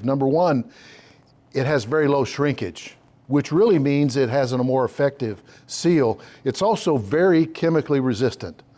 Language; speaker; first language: English; native; English